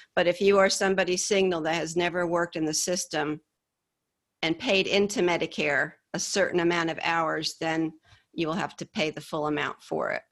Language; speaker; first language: English; native; English